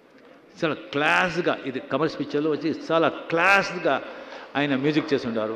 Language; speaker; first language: Telugu; non-native, fluent; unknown